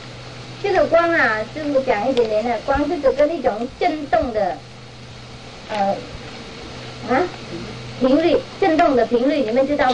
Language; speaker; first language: Chinese; non-native, fluent; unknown